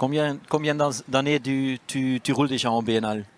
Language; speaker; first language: French; non-native, local second language; Dutch